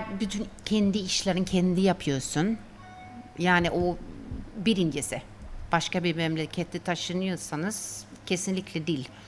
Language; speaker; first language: Turkish; non-native, fluent; Swedish